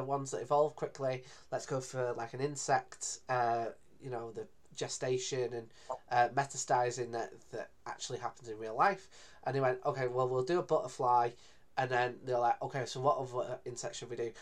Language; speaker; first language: English; native; English